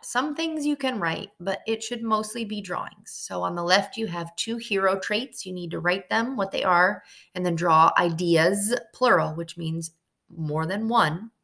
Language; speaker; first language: English; native; English